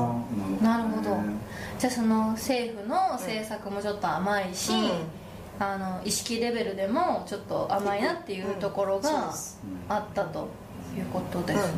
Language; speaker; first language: Japanese; native; Japanese